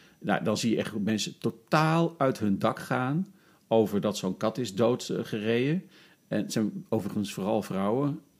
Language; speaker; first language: Dutch; native; Dutch